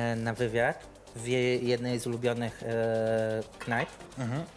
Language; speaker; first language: Polish; native; Polish